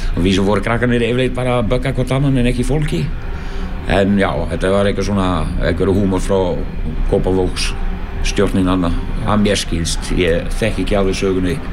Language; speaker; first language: Icelandic; non-native, fluent; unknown